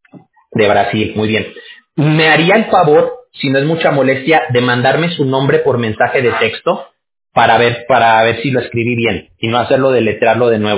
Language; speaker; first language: Spanish; native; Spanish